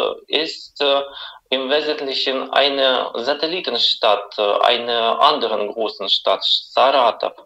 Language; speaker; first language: German; non-native, fluent; Russian